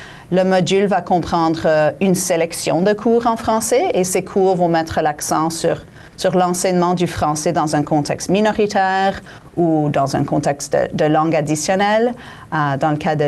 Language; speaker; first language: French; native; French